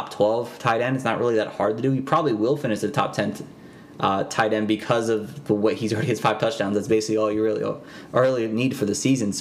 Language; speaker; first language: English; native; English